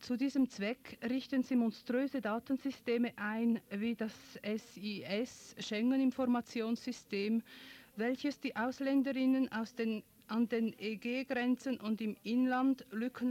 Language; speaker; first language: German; native; German